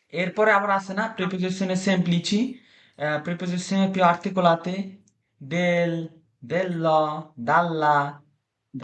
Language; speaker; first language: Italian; non-native, learner; Bangla